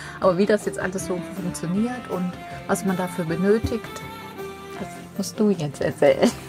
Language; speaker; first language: German; native; German